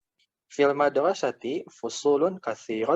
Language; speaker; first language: Arabic; non-native, fluent; Indonesian